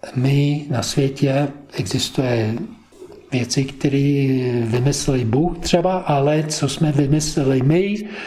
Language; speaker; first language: Czech; non-native, fluent; English